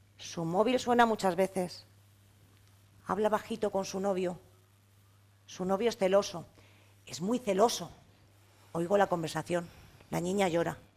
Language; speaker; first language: Spanish; native; Spanish